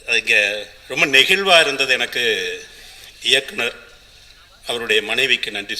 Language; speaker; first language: Tamil; native; Tamil